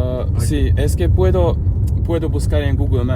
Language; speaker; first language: Spanish; non-native, learner; Hungarian